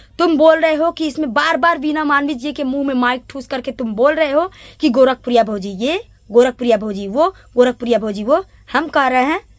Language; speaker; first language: Hindi; native; Hindi